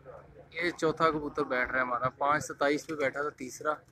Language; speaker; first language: Hindi; non-native, local second language; Punjabi